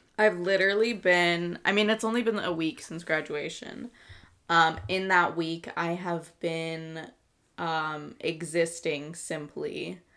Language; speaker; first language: English; early bilingual, other home language; Spanish